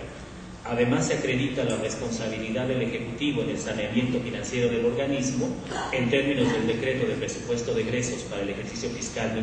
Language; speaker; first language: Spanish; native; Spanish